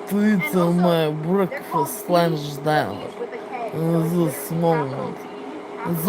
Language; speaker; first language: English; non-native, learner; Russian